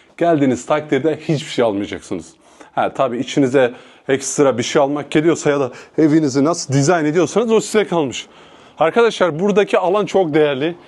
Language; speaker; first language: Turkish; native; Turkish